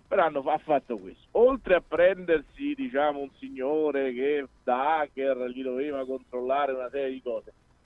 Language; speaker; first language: Italian; native; Italian